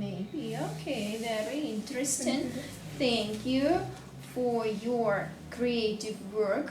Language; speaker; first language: English; non-native, fluent; Russian